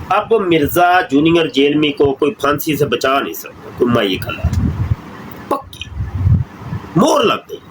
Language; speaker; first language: Urdu; non-native, local second language; Punjabi